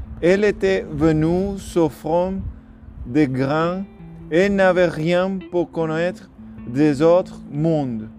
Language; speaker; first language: French; non-native, learner; Spanish